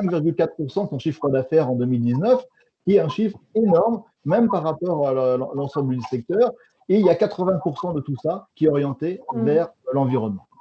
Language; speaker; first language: French; native; French